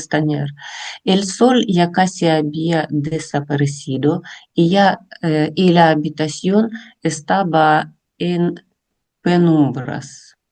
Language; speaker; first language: Spanish; non-native, learner; Russian